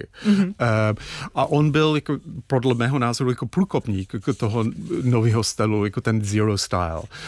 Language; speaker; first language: Czech; non-native, fluent; English